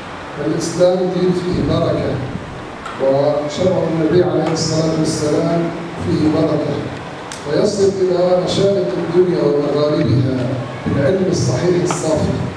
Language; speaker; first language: Arabic; native; Arabic